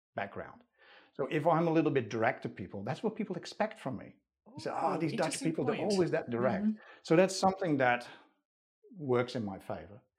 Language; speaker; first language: English; non-native, fluent; Dutch